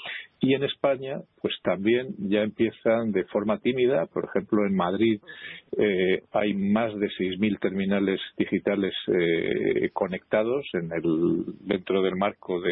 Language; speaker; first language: Spanish; native; Spanish